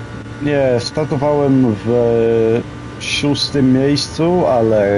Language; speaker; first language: Polish; early bilingual, heritage; Polish